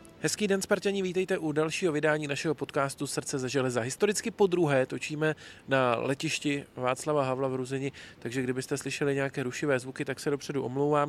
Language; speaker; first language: Czech; native; Czech